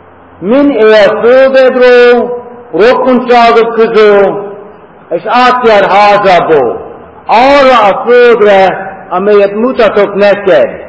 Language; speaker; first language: Hungarian; non-native, fluent; English